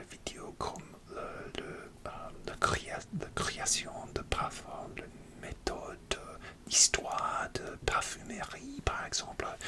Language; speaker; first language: French; non-native, learner; English